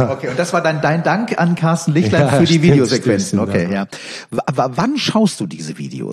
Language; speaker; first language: German; native; German